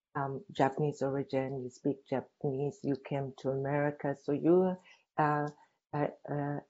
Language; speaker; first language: English; non-native, local second language; Tibetan